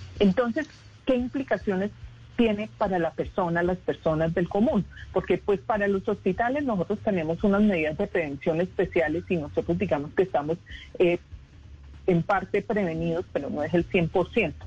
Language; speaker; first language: Spanish; native; Spanish